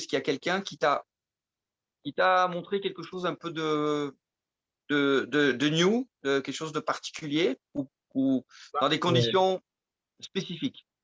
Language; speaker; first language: French; native; French